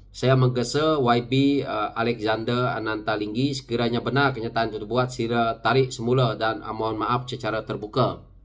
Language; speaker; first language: Malay; non-native, local second language; Iban